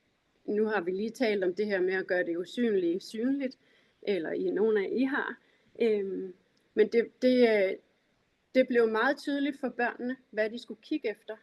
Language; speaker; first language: Danish; native; Danish